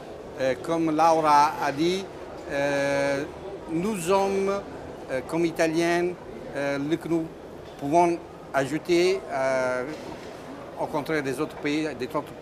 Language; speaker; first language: French; non-native, fluent; Italian